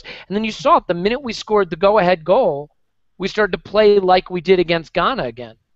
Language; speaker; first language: English; native; English